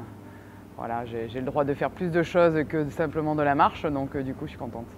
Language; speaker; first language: French; native; French